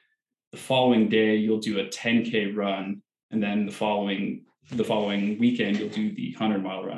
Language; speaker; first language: English; native; English